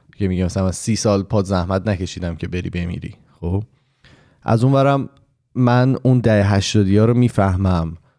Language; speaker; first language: Persian; native; Persian